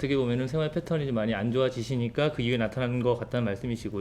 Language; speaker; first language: Korean; native; Korean